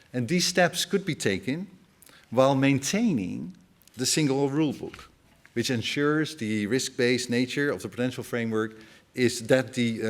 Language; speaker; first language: English; non-native, fluent; Dutch